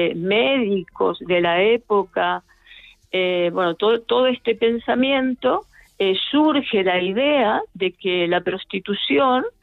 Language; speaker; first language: Spanish; native; Spanish